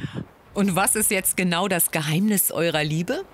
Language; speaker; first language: German; native; German